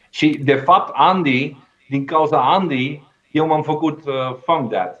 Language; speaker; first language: Romanian; non-native, fluent; Dutch